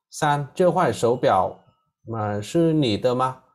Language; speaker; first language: Chinese; non-native, fluent; Vietnamese